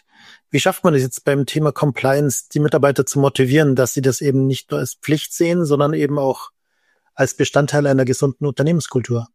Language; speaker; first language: German; native; German